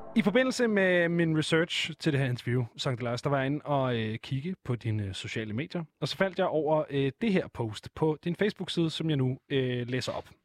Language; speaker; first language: Danish; native; Danish